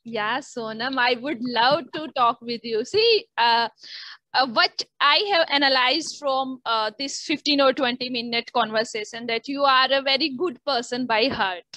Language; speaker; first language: English; non-native, learner; Hindi